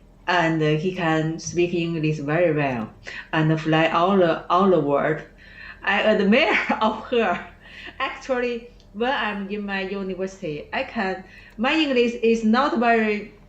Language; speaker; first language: English; non-native, learner; Chinese